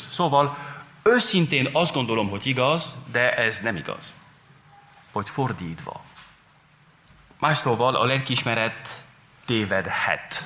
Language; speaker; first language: Hungarian; non-native, fluent; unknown